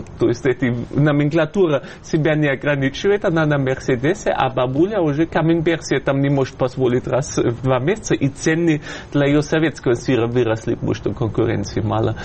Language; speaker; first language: Russian; non-native, fluent; German